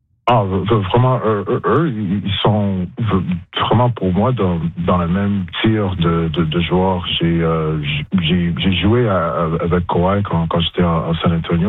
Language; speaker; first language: French; non-native, local second language; English